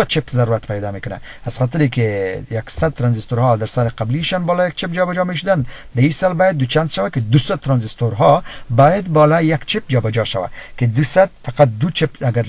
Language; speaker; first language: Persian; native; Persian